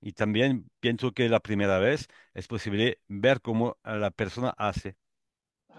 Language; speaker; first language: Spanish; non-native, learner; French